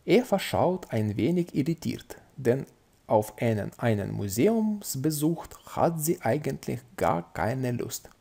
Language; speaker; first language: German; non-native, fluent; Russian